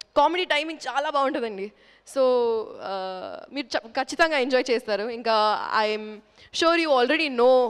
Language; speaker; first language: Telugu; non-native, fluent; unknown